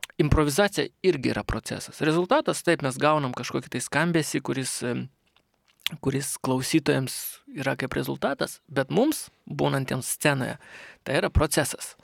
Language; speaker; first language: Lithuanian; non-native, local second language; Russian